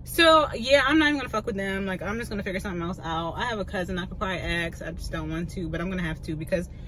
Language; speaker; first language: English; native; English